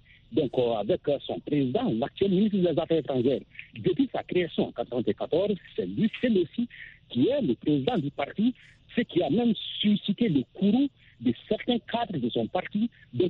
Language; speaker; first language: French; non-native, local second language; Bambara